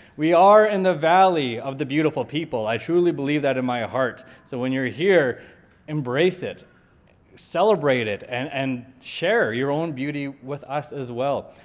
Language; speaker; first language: English; native; English